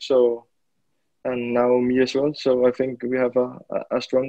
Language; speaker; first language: English; non-native, fluent; Danish